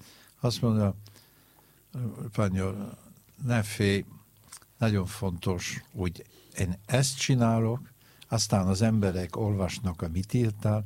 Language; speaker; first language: Hungarian; non-native, learner; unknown